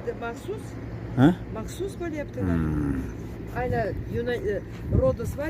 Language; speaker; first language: Turkish; non-native, learner; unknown